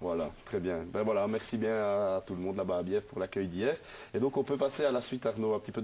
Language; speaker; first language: French; native; French